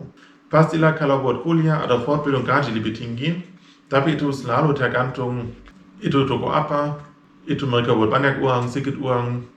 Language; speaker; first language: Indonesian; non-native, fluent; German